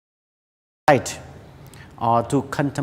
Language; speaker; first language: English; non-native, learner; Khmer